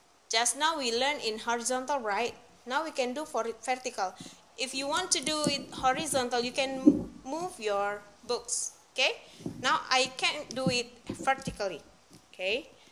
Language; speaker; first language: English; non-native, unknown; Indonesian